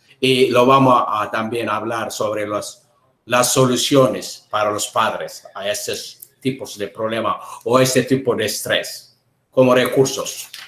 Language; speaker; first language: Spanish; non-native, learner; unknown